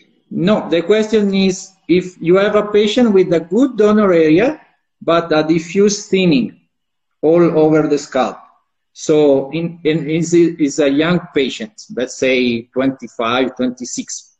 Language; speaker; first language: English; non-native, fluent; Italian